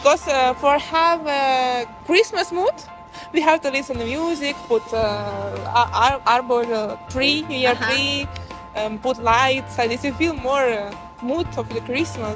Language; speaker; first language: English; non-native, learner; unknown